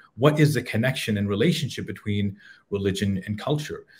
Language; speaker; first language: English; native; English